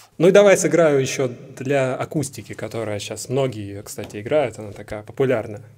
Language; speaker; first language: Russian; native; Russian